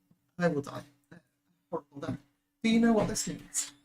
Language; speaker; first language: English; native; English